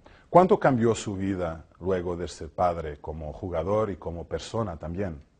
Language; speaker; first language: Spanish; non-native, learner; English